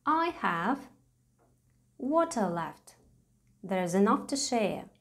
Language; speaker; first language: English; non-native, fluent; Latvian